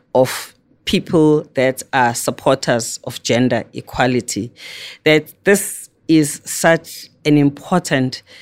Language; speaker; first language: English; non-native, local second language; Zulu